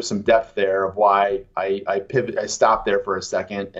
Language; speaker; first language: English; native; English